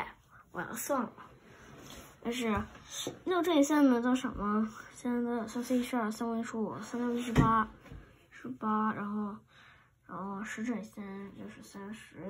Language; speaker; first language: Chinese; early bilingual, heritage; Chinese